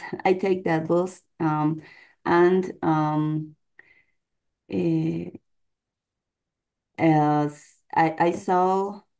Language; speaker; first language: English; non-native, learner; Spanish